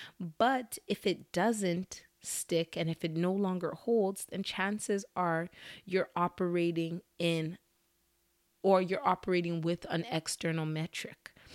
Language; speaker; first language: English; early bilingual, other home language; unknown